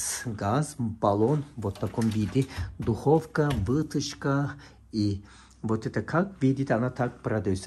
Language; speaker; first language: Russian; non-native, fluent; Turkish